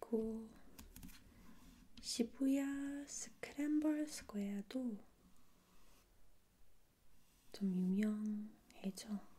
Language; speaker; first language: Korean; non-native, fluent; English